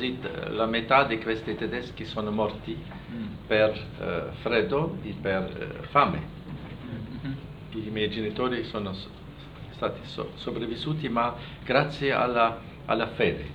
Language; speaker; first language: Italian; non-native, fluent; German